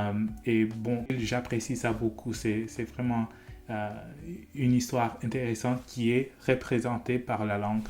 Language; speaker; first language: French; non-native, fluent; English